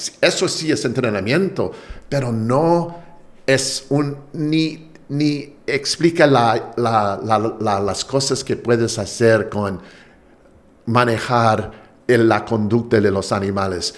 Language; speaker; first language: Spanish; non-native, fluent; English